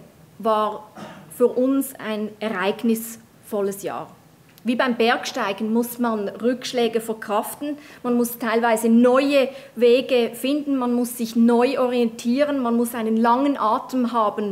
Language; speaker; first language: German; native; German